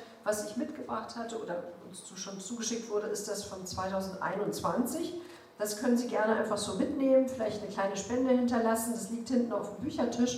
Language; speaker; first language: German; native; German